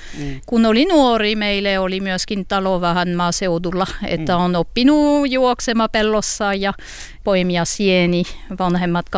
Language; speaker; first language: Finnish; non-native, learner; French